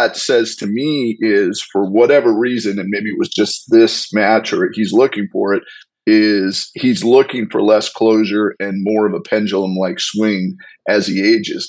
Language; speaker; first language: English; native; English